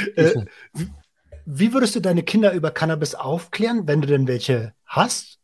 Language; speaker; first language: German; native; German